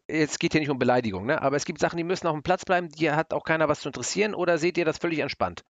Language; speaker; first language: German; native; German